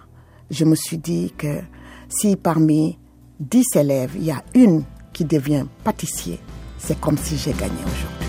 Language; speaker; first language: French; non-native, local second language; Wolof